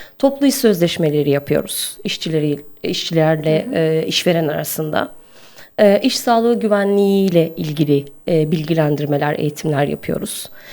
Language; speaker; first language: Turkish; native; Turkish